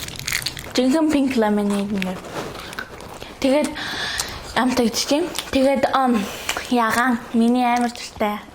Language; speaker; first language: Mongolian; early bilingual, heritage; Mongolian